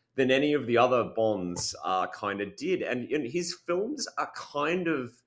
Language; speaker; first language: English; native; English